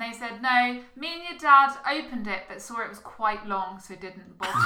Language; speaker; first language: English; native; English